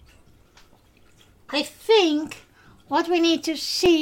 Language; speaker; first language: English; non-native, fluent; Dutch